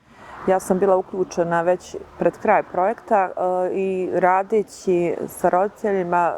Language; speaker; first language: Bosnian; native; Bosnian